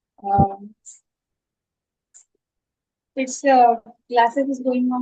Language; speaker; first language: English; non-native, learner; Hindi